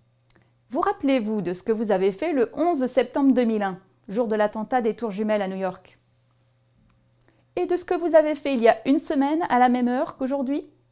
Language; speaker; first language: French; native; French